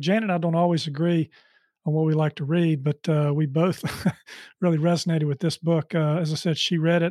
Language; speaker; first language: English; native; English